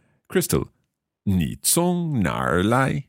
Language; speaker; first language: Chinese; non-native, learner; English